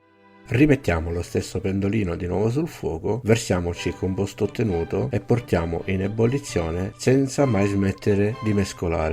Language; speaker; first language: Italian; native; Italian